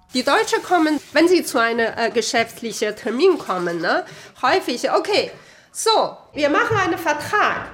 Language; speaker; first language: German; non-native, fluent; Chinese